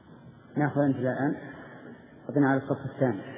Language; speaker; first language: Arabic; native; Arabic